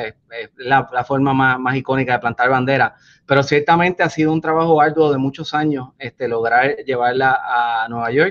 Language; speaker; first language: Spanish; native; Spanish